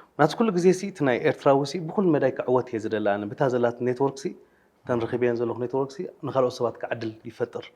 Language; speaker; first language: Tigrinya; native; Tigrinya